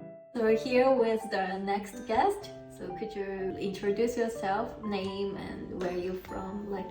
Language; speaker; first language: English; non-native, learner; Japanese